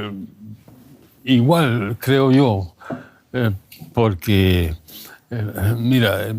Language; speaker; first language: Spanish; non-native, fluent; German